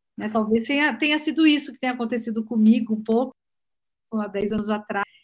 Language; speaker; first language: Portuguese; native; Portuguese